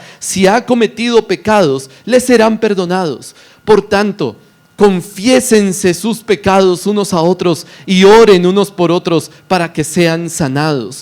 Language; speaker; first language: Spanish; native; Spanish